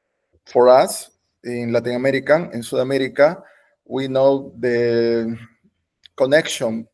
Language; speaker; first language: English; non-native, learner; Spanish